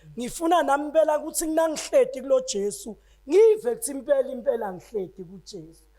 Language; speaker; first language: Zulu; non-native, local second language; Swati